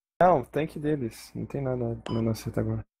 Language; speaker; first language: Portuguese; native; Portuguese